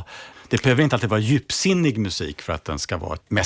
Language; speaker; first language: Swedish; native; Swedish